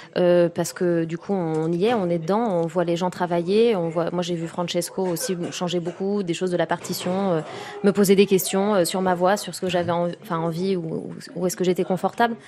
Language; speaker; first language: French; native; French